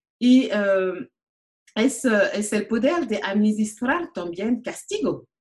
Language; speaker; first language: Spanish; non-native, learner; French